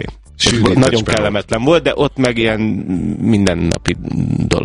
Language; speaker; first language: Hungarian; native; Hungarian